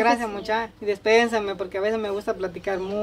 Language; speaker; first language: Spanish; native; Spanish